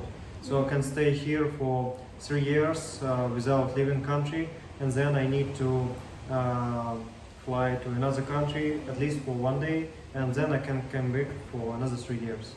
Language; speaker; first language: English; non-native, learner; Russian